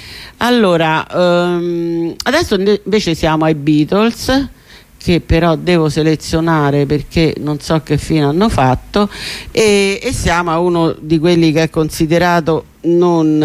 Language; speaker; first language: Italian; native; Italian